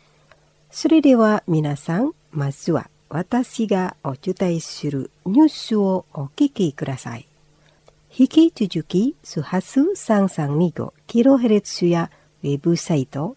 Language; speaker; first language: Japanese; non-native, fluent; Indonesian